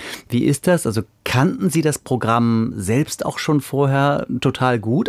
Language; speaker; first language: German; native; German